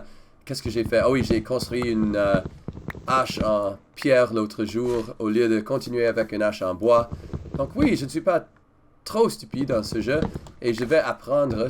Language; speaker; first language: French; non-native, learner; English